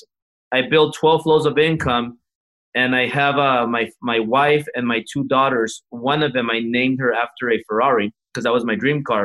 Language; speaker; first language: English; early bilingual, other home language; Spanish